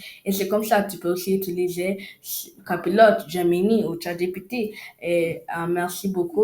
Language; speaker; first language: French; non-native, learner; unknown